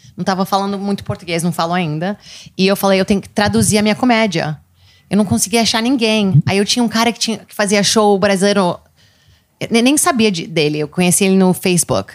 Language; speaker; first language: Portuguese; early bilingual, heritage; English